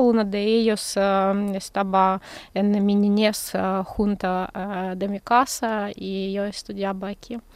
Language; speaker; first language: Spanish; non-native, learner; Ukrainian